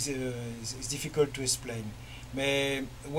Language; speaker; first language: English; non-native, learner; French